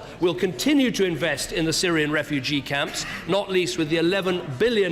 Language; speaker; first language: English; native; English